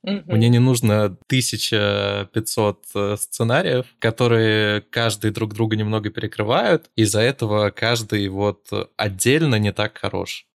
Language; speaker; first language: Russian; native; Russian